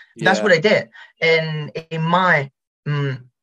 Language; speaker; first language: English; non-native, fluent; Spanish